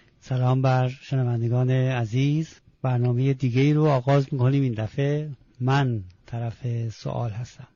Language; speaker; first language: Persian; non-native, local second language; Azerbaijani